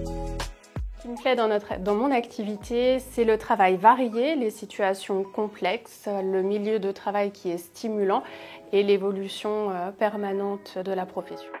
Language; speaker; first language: French; native; French